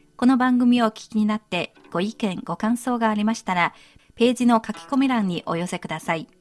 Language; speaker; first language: Japanese; non-native, fluent; Chinese